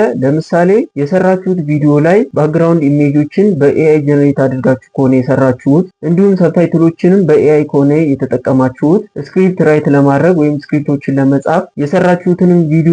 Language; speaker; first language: Amharic; native; Amharic